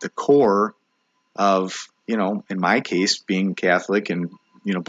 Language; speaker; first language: English; native; English